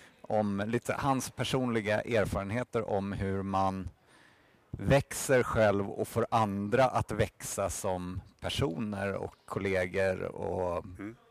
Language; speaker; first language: Swedish; native; Swedish